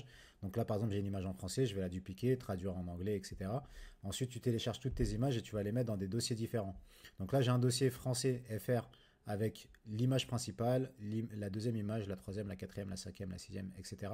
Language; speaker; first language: French; native; French